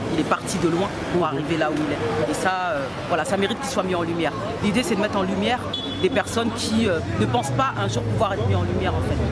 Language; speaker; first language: French; early bilingual, other home language; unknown